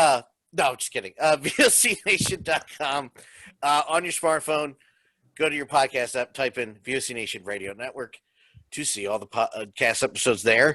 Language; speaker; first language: English; native; English